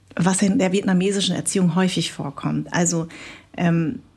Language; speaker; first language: German; early bilingual, other home language; Vietnamese